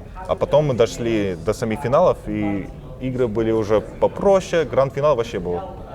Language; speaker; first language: Russian; early bilingual, heritage; Russian